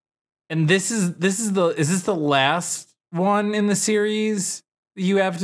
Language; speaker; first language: English; native; English